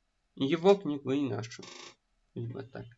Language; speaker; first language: Russian; native; Russian